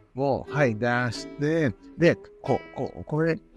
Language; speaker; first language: Japanese; non-native, learner; Spanish